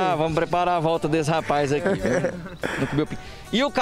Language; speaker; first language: Portuguese; native; Portuguese